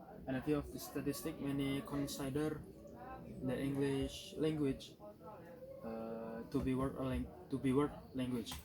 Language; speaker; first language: English; non-native, learner; Indonesian